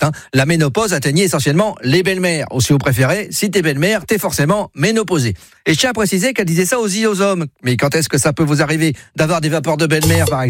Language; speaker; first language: French; native; French